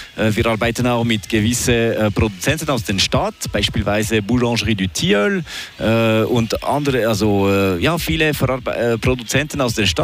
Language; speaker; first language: German; non-native, local second language; French